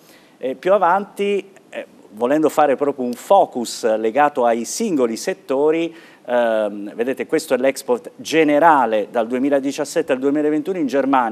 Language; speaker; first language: Italian; native; Italian